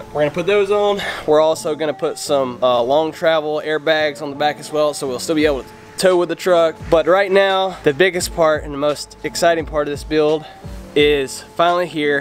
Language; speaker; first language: English; native; English